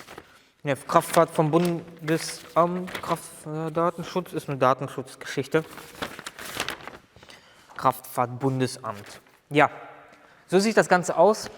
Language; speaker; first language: German; native; German